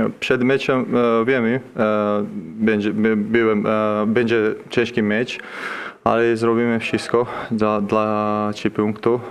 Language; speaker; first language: Polish; non-native, learner; Georgian